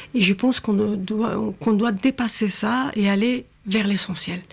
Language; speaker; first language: French; non-native, local second language; Arabic